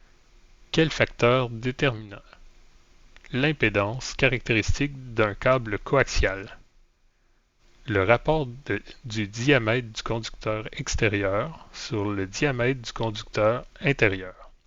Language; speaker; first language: French; native; French